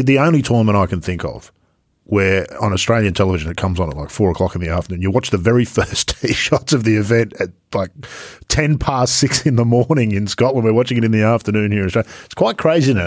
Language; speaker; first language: English; native; English